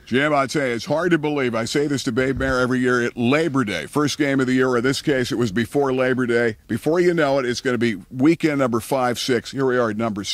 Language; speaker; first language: English; native; English